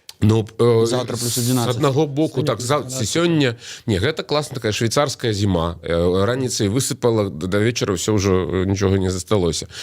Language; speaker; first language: Belarusian; native; Belarusian